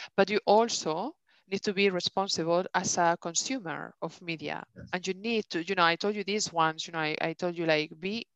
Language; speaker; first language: English; non-native, fluent; Spanish